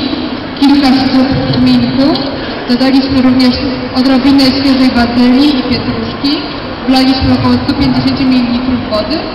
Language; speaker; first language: Polish; native; Polish